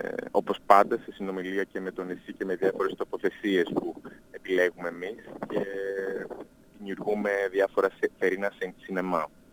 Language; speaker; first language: Greek; non-native, fluent; English